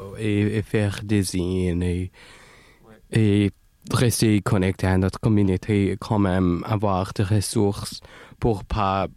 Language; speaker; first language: French; non-native, fluent; English